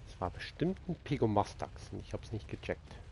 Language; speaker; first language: German; native; German